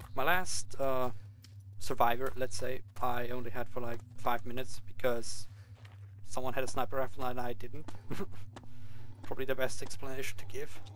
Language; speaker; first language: English; non-native, fluent; Swiss German